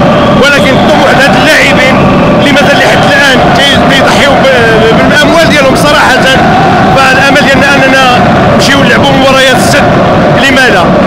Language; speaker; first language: Arabic; native; Arabic